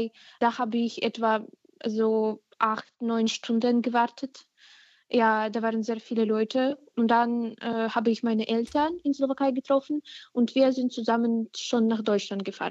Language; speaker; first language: German; non-native, fluent; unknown